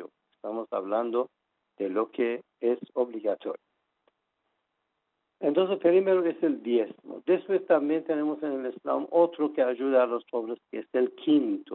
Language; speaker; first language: Spanish; non-native, fluent; Persian